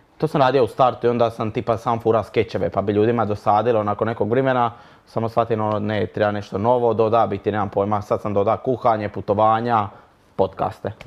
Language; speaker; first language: Croatian; native; Croatian